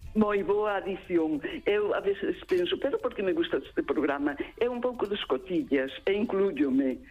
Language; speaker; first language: Galician; native; Galician